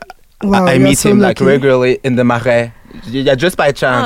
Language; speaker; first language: English; non-native, fluent; French